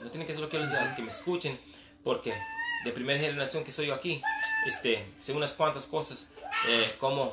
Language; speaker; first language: Spanish; early bilingual, heritage; Spanish